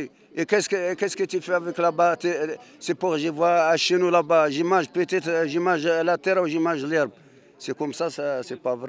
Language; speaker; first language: French; non-native, learner; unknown